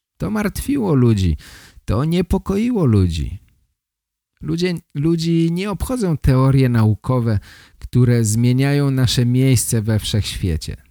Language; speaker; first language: Polish; native; Polish